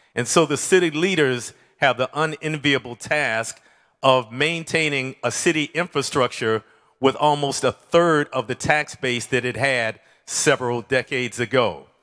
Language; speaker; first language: English; native; English